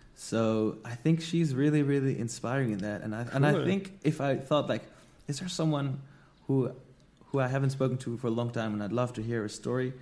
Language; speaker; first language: English; non-native, fluent; Dutch